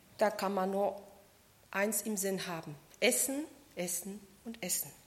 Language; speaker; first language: German; non-native, fluent; Polish